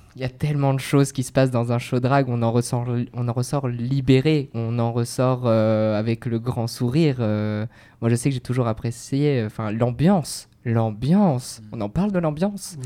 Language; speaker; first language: French; native; French